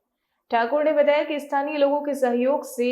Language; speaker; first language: Hindi; native; Hindi